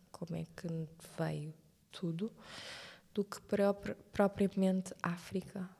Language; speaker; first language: Portuguese; non-native, local second language; Kabuverdianu